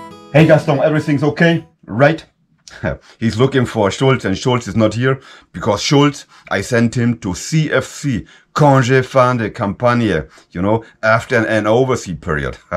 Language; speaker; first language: English; non-native, fluent; German